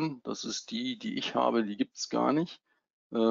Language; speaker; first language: German; native; German